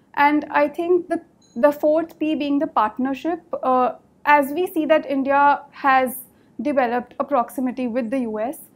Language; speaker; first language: English; non-native, local second language; Hindi